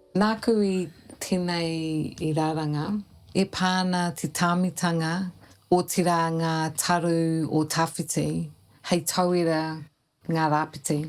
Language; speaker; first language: Māori; early bilingual, other home language; English